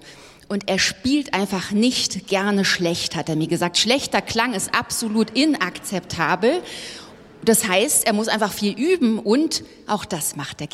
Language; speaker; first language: German; native; German